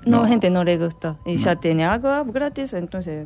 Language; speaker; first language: Spanish; non-native, learner; Japanese